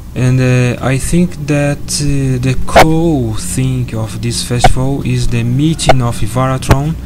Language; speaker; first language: English; non-native, learner; Portuguese